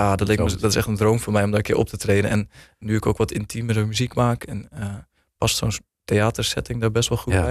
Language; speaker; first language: Dutch; native; Dutch